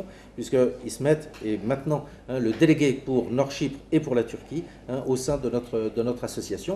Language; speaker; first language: French; native; French